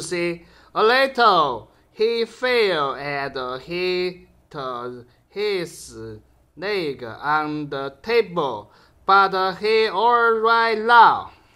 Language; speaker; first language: English; non-native, learner; Chinese